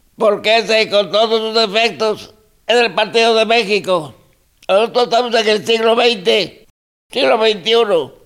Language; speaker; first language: Spanish; non-native, local second language; Zapotec